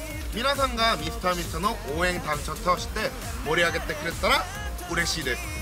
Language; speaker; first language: Japanese; non-native, learner; Korean